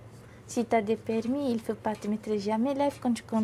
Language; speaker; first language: French; non-native, fluent; Romanian